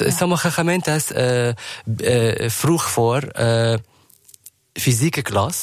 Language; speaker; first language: Dutch; non-native, learner; Arabic